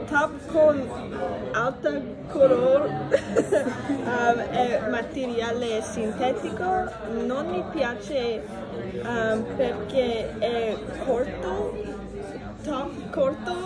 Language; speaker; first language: Italian; non-native, learner; English